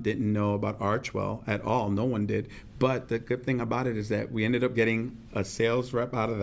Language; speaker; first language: English; native; English